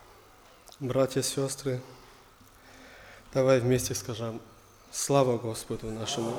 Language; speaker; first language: Russian; non-native, learner; German